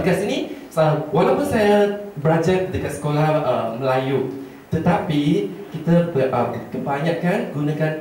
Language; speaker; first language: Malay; non-native, local second language; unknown